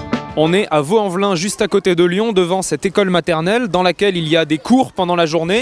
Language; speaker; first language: French; native; French